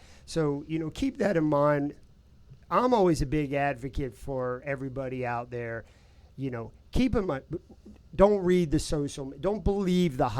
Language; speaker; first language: English; native; English